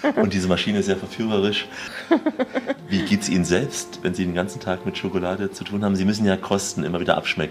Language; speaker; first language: German; native; German